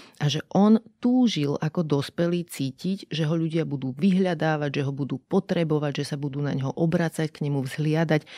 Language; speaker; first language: Slovak; native; Slovak